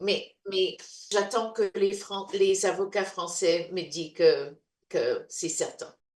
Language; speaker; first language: French; non-native, learner; English